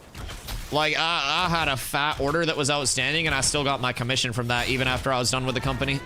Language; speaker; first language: English; native; English